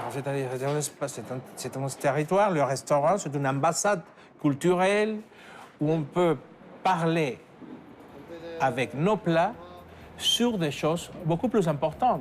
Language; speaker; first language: French; non-native, fluent; Spanish